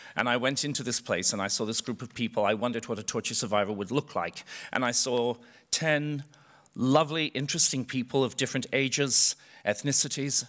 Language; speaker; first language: English; native; English